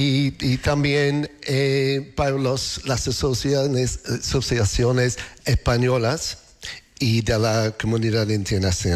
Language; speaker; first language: Spanish; non-native, learner; English